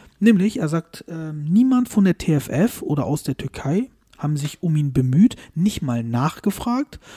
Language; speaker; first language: German; early bilingual, other home language; Turkish